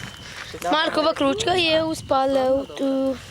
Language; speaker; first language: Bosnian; early bilingual, heritage; English